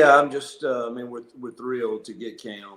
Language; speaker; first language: English; native; English